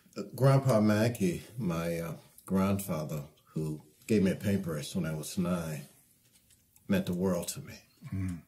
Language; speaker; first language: English; native; English